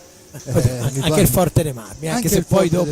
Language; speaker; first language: Italian; native; Italian